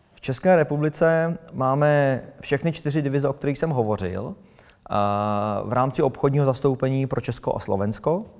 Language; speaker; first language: Czech; native; Czech